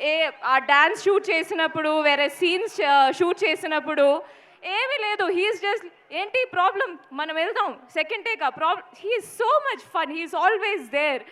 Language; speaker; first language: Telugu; non-native, fluent; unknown